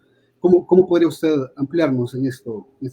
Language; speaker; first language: Spanish; native; Spanish